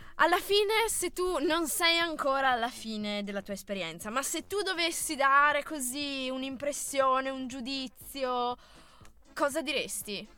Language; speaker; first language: Italian; native; Italian